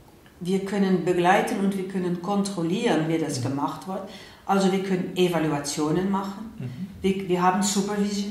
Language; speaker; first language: German; non-native, fluent; Dutch